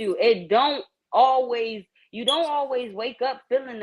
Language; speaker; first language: English; native; English